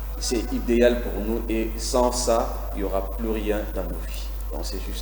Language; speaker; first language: French; non-native, local second language; Lingala